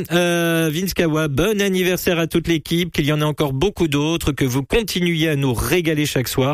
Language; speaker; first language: French; native; French